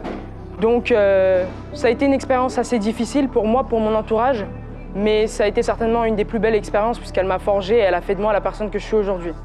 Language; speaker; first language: French; native; French